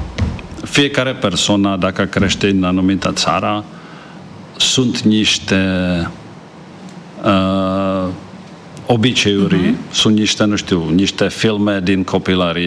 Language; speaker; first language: Romanian; non-native, learner; Czech